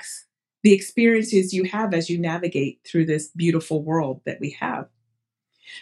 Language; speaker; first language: English; early bilingual, other home language; Portuguese